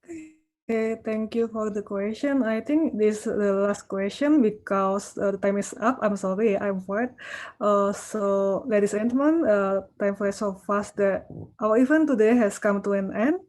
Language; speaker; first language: English; non-native, fluent; Indonesian